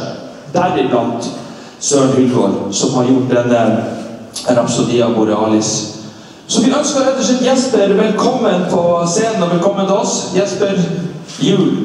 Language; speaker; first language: Norwegian; native; Norwegian